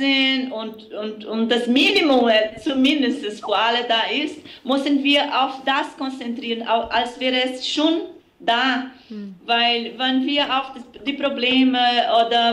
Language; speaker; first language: German; non-native, fluent; Portuguese